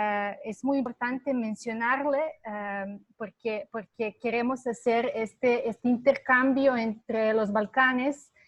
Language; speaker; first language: Spanish; non-native, fluent; Serbian